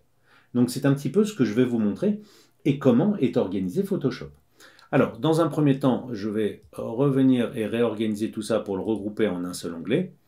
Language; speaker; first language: French; native; French